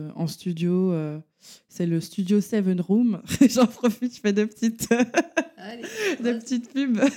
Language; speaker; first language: French; native; French